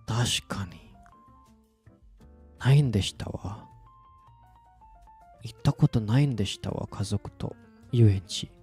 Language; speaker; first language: Japanese; non-native, fluent; Indonesian